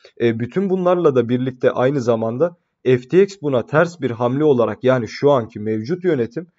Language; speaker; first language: Turkish; native; Turkish